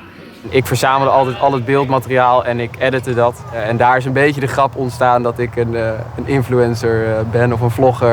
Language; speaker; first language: Dutch; native; Dutch